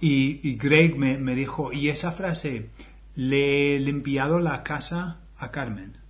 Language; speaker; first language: Spanish; non-native, fluent; English